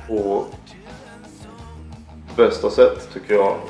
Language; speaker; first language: Swedish; native; Swedish